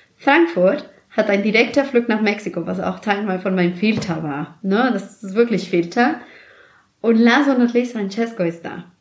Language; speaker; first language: German; non-native, fluent; Spanish